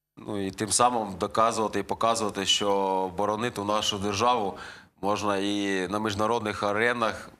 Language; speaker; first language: Ukrainian; native; Ukrainian